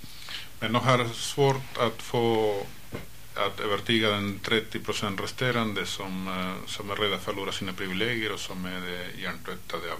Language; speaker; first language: Swedish; non-native, fluent; Spanish